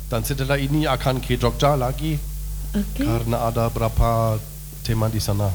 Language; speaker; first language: Indonesian; non-native, learner; German